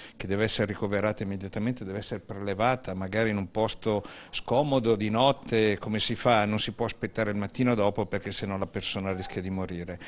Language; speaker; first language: Italian; native; Italian